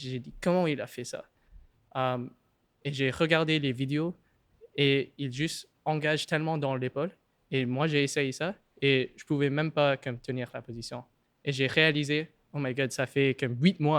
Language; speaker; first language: French; non-native, local second language; English